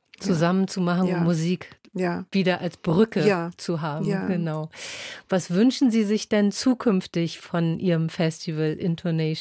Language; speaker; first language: German; native; German